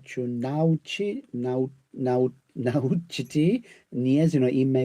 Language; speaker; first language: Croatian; non-native, learner; English